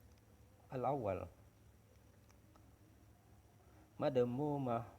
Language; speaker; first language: Arabic; non-native, learner; Indonesian